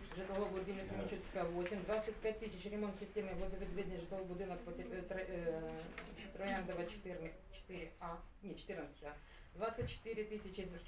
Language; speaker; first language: Ukrainian; non-native, local second language; Russian